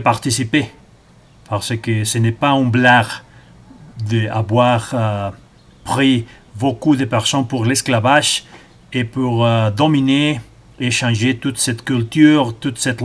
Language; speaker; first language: French; non-native, learner; Spanish